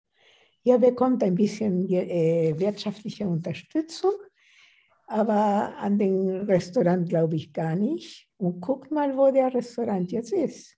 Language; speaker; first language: German; non-native, fluent; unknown